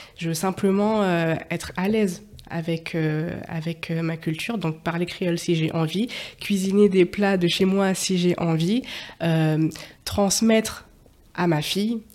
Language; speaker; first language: French; native; French